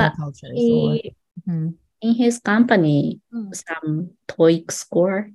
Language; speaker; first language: English; non-native, learner; Japanese